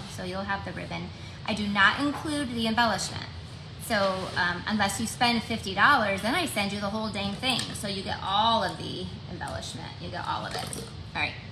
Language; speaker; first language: English; native; English